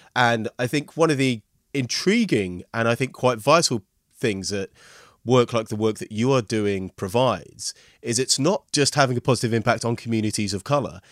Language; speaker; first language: English; early bilingual, other home language; Hindi